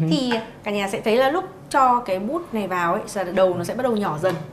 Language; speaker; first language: Vietnamese; native; Vietnamese